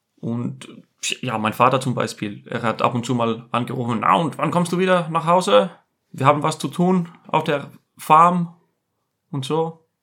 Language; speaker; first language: German; non-native, fluent; Icelandic